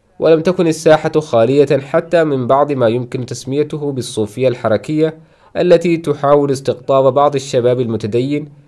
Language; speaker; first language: Arabic; non-native, local second language; Somali